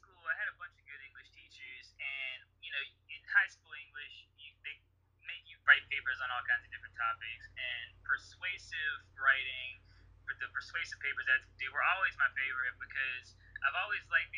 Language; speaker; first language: English; native; English